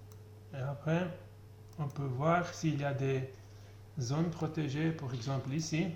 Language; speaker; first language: French; non-native, learner; German